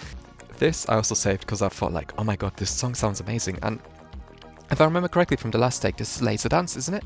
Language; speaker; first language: English; native; English